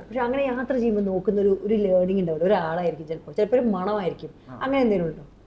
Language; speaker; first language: Malayalam; native; Malayalam